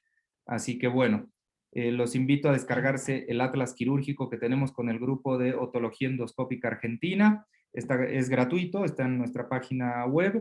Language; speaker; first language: Spanish; native; Spanish